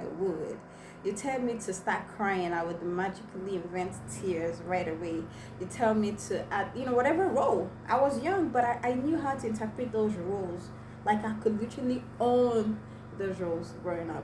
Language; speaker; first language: English; non-native, local second language; Igbo